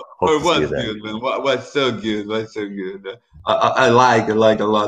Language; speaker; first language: English; non-native, learner; Portuguese